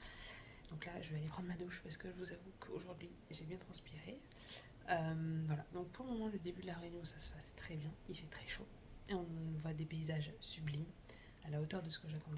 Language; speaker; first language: French; native; French